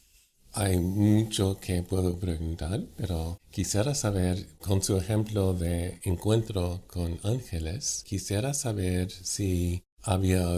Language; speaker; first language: Spanish; non-native, fluent; English